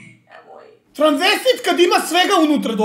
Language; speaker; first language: Bosnian; native; Bosnian